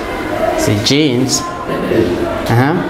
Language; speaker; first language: English; non-native, learner; Portuguese